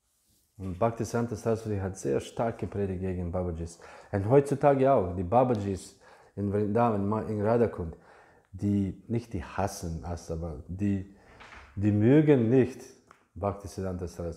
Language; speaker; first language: German; non-native, fluent; English